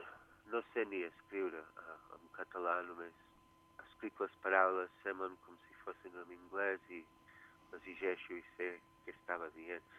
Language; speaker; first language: Catalan; early bilingual, heritage; Catalan